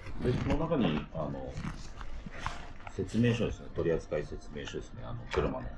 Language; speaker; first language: Japanese; native; Japanese